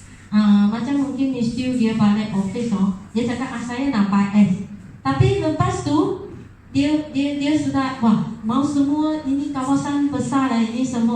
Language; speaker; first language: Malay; non-native, local second language; Chinese